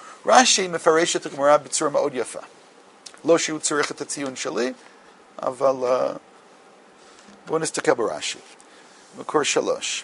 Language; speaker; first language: Hebrew; non-native, fluent; English